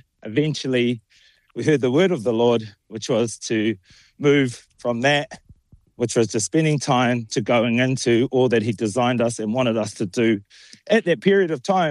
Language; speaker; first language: English; native; English